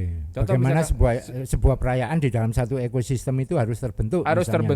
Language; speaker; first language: Indonesian; non-native, local second language; Javanese